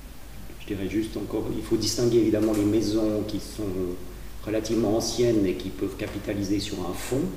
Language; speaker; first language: French; native; French